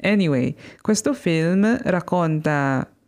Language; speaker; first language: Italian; non-native, fluent; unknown